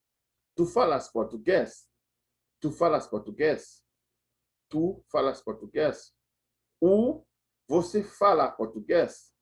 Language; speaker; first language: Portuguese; non-native, fluent; Haitian Creole